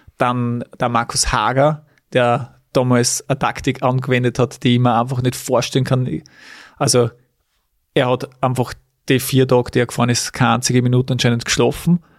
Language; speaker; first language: German; native; German